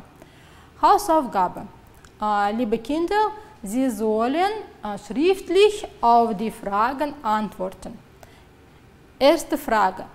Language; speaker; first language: German; non-native, fluent; Uzbek